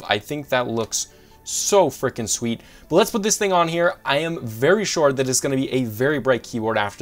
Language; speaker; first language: English; native; English